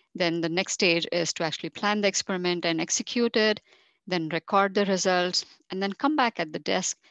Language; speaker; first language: English; non-native, local second language; Marathi